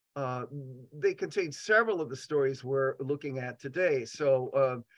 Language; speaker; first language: English; native; English